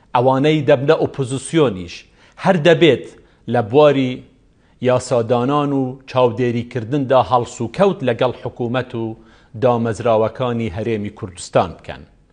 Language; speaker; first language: Central Kurdish; non-native, local second language; Kurdish